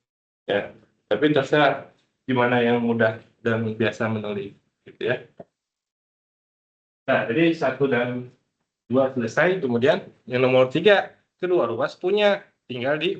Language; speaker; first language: Indonesian; native; Indonesian